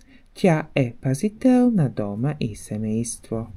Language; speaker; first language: Bulgarian; non-native, learner; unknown